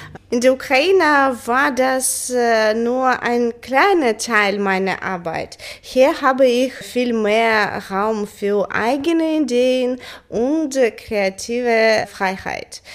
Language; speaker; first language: German; non-native, learner; Ukrainian